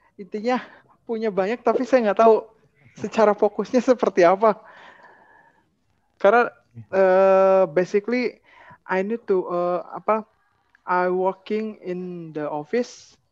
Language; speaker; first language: English; non-native, learner; Indonesian